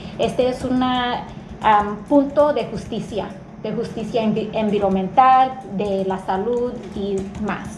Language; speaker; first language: Spanish; non-native, learner; English